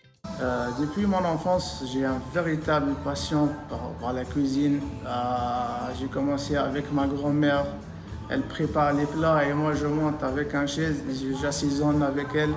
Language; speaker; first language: French; non-native, local second language; Arabic